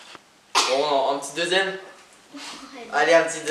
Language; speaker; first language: French; native; French